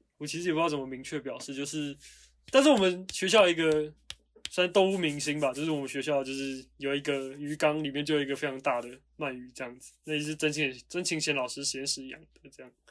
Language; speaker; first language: Chinese; native; Chinese